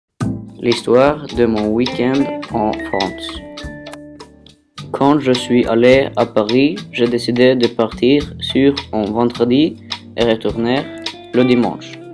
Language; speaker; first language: French; non-native, learner; Norwegian